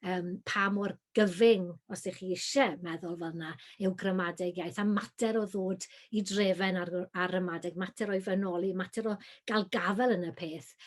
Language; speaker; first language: Welsh; native; Welsh